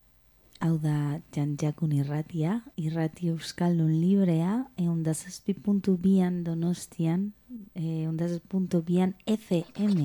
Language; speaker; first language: Basque; non-native, local second language; Spanish